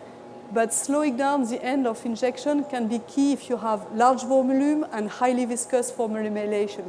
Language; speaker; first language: English; non-native, fluent; French